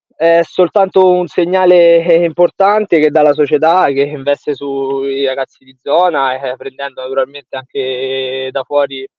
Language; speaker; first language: Italian; native; Italian